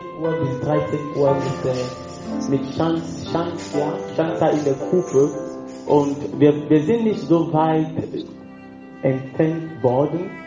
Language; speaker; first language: German; non-native, fluent; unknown